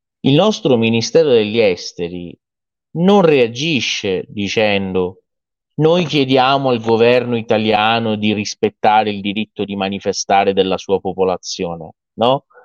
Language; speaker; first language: Italian; non-native, fluent; Persian